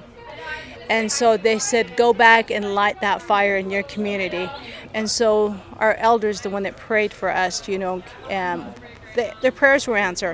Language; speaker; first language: English; native; English